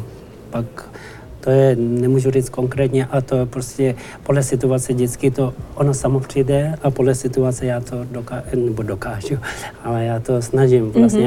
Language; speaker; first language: Czech; non-native, learner; Tibetan